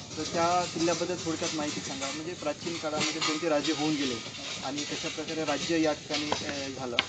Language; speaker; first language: Marathi; native; Marathi